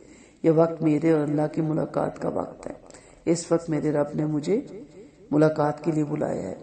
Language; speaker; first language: Urdu; native; Urdu